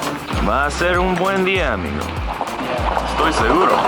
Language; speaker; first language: Spanish; non-native, learner; English